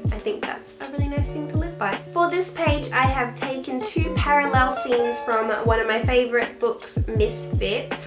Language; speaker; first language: English; native; English